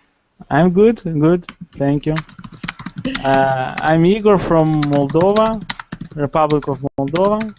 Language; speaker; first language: English; non-native, learner; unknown